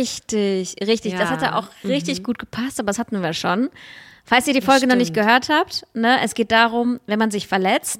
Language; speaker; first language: German; early bilingual, other home language; Russian